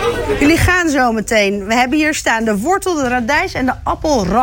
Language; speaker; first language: Dutch; native; Dutch